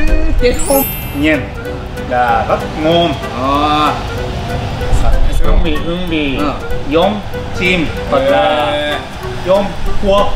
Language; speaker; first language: Vietnamese; non-native, learner; Japanese